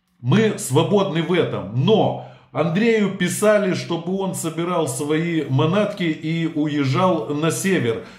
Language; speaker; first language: Russian; native; Russian